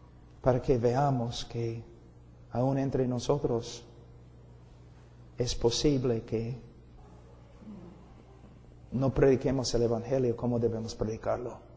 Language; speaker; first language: Spanish; non-native, fluent; English